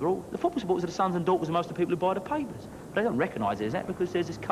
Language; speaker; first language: English; native; English